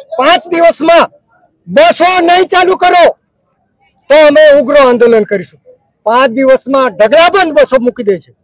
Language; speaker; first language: Gujarati; non-native, local second language; Vasavi